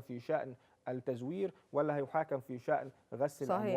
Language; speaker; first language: Arabic; native; Arabic